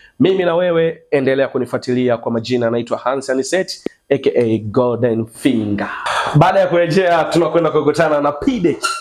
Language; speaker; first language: Swahili; native; Swahili